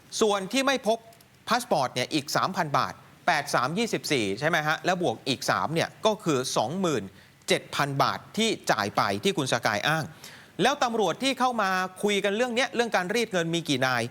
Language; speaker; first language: Thai; native; Thai